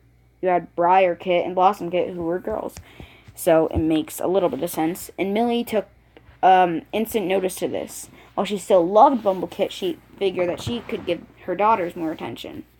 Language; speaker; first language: English; native; English